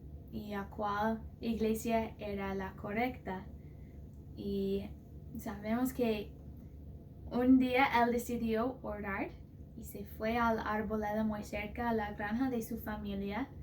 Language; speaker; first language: Spanish; non-native, fluent; English